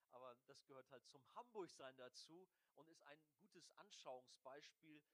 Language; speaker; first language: German; native; German